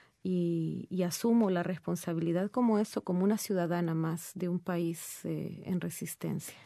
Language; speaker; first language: Spanish; native; Spanish